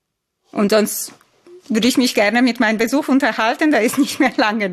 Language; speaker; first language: German; non-native, fluent; Italian